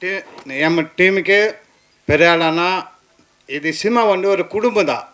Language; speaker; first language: Tamil; non-native, local second language; Kannada